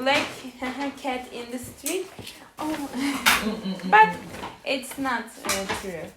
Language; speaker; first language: English; non-native, learner; Turkish